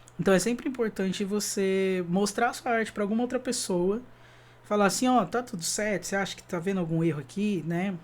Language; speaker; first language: Portuguese; native; Portuguese